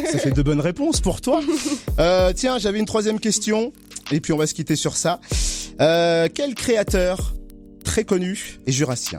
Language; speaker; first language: French; native; French